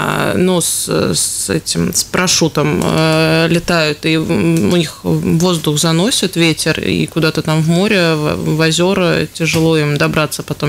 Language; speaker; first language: Russian; native; Russian